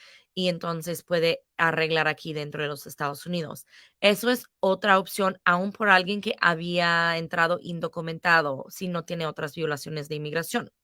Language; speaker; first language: Spanish; non-native, fluent; English